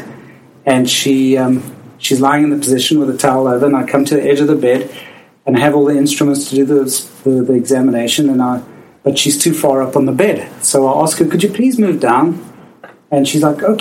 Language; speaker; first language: English; native; English